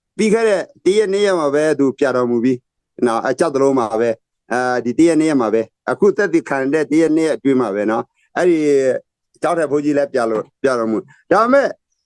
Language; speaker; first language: Burmese; non-native, local second language; S'gaw Karen